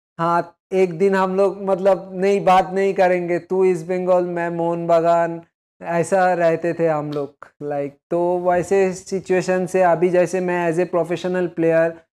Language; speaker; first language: Hindi; non-native, local second language; Bangla